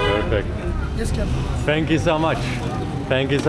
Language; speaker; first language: English; non-native, learner; German